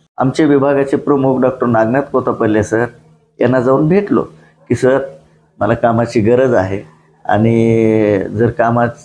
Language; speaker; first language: Marathi; non-native, local second language; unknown